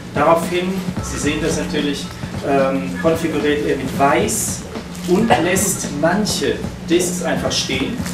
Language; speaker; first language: German; native; German